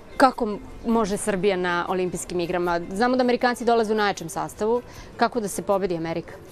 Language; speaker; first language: Serbian; native; Serbian